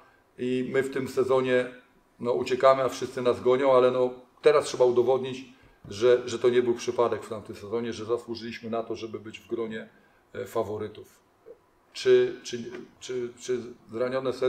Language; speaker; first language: Polish; native; Polish